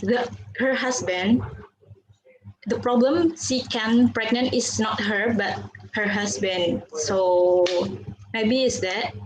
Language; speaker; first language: English; non-native, learner; Indonesian